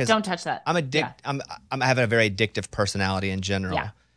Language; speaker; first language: English; native; English